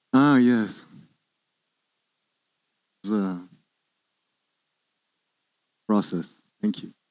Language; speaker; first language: English; non-native, learner; Spanish